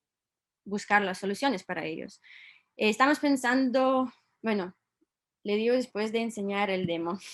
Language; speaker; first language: Spanish; non-native, fluent; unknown